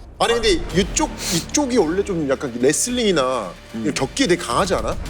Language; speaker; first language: Korean; native; Korean